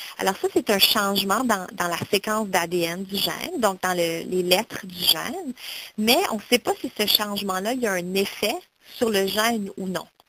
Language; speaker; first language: French; native; French